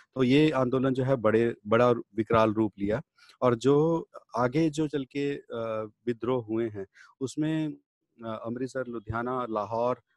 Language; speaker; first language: Hindi; native; Hindi